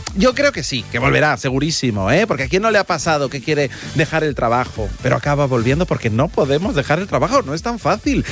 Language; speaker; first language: Spanish; native; Spanish